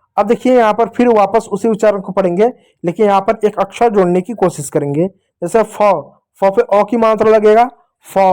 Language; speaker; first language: Hindi; native; Hindi